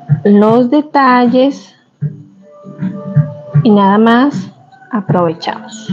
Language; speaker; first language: Spanish; native; Spanish